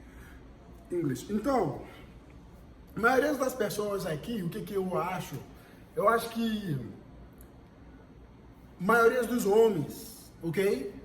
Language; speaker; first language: Portuguese; non-native, fluent; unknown